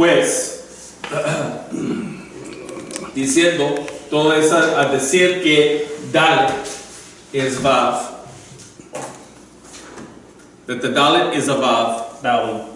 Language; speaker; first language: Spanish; non-native, learner; English